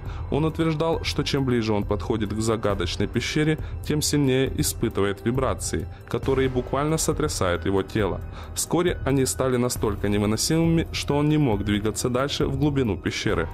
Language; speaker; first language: Russian; native; Russian